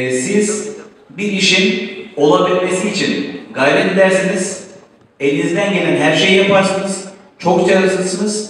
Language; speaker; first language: Turkish; native; Turkish